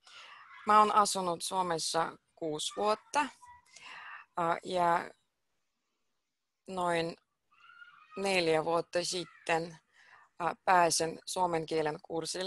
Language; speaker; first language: Finnish; non-native, fluent; Russian